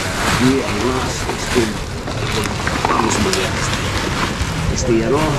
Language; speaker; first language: Spanish; non-native, learner; Filipino